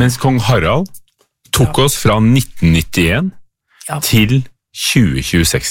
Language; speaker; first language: Norwegian; native; Norwegian